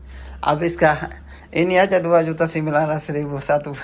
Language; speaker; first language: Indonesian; non-native, learner; Urdu